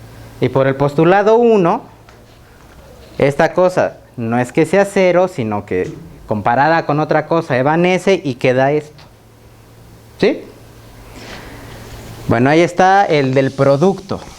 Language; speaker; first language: Spanish; native; Spanish